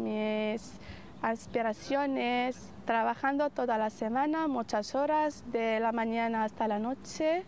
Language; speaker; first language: Spanish; non-native, fluent; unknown